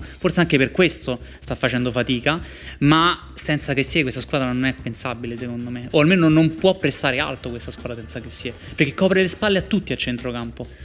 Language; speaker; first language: Italian; native; Italian